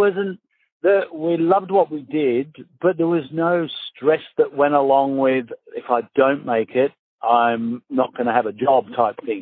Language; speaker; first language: English; native; English